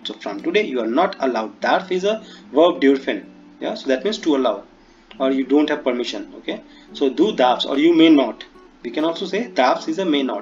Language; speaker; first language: English; non-native, local second language; Hindi